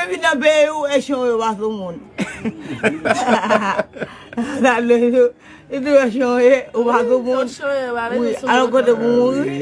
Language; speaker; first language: English; non-native, learner; Haitian Creole